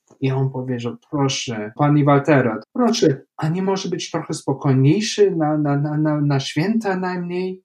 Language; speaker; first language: Polish; non-native, fluent; German